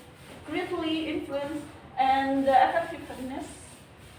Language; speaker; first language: English; non-native, learner; Indonesian